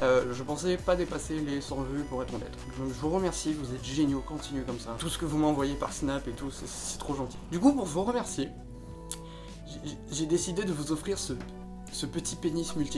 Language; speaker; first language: French; native; French